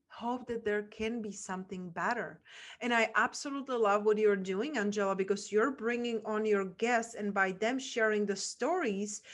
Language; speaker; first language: English; non-native, fluent; Czech